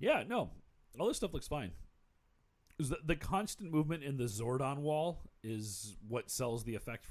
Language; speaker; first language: English; native; English